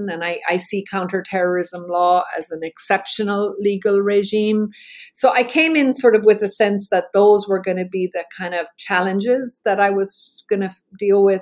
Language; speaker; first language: English; native; English